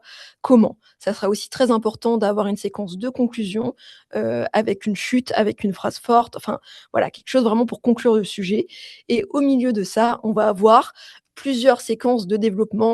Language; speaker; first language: French; native; French